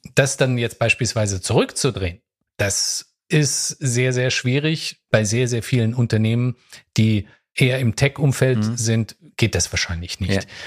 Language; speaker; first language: German; native; German